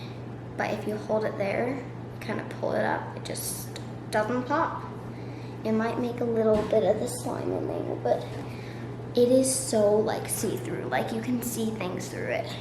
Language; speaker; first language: English; native; English